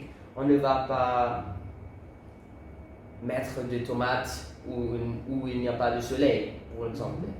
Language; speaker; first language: French; non-native, learner; Italian